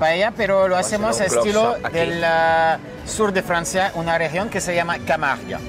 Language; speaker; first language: Spanish; non-native, fluent; French